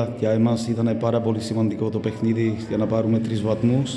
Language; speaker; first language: Greek; non-native, learner; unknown